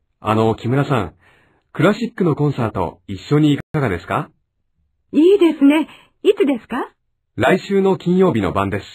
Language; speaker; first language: Japanese; non-native, fluent; Chinese